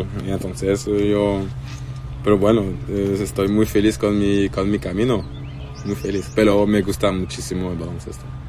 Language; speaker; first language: Spanish; non-native, learner; French